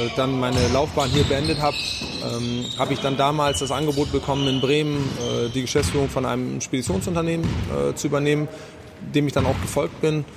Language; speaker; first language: German; early bilingual, other home language; Danish